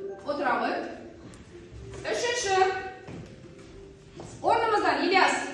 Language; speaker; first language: Kazakh; native; Kazakh